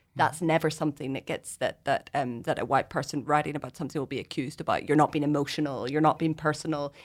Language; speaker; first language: English; native; English